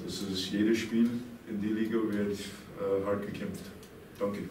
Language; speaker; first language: German; non-native, fluent; English